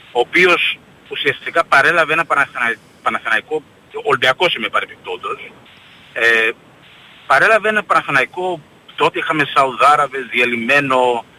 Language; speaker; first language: Greek; native; Greek